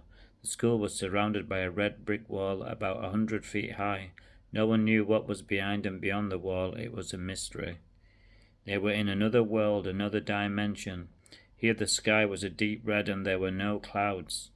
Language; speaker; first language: English; native; English